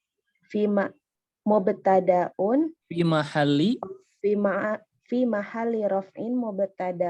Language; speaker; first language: Arabic; non-native, learner; Indonesian